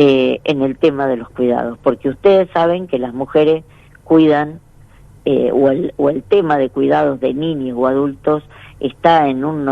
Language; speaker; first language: Spanish; native; Spanish